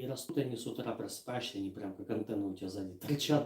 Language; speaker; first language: Russian; native; Russian